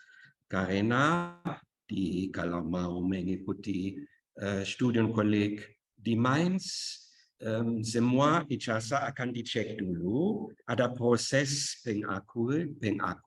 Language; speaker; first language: Indonesian; non-native, fluent; German